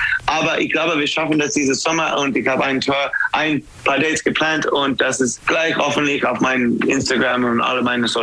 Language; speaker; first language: German; non-native, learner; English